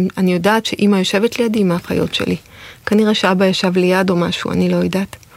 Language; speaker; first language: Hebrew; early bilingual, heritage; French